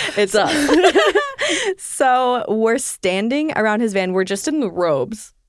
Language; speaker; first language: English; native; English